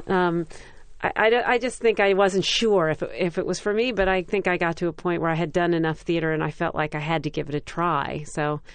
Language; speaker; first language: English; native; English